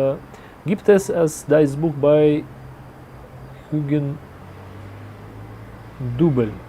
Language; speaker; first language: German; non-native, learner; Russian